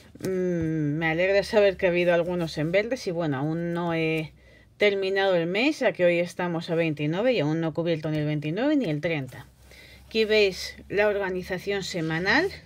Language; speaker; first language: Spanish; native; Spanish